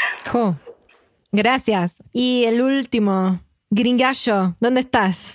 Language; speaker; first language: Spanish; non-native, learner; English